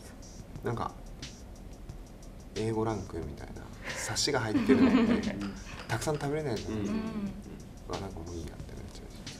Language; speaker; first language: Japanese; native; Japanese